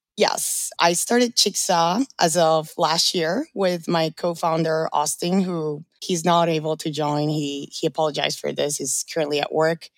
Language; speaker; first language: English; early bilingual, other home language; Spanish